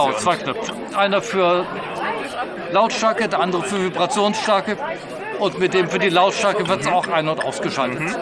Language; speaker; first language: German; native; German